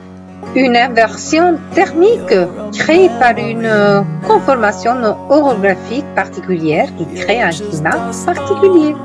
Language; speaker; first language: French; non-native, fluent; Italian